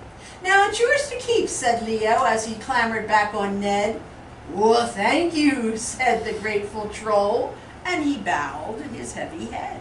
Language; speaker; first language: English; native; English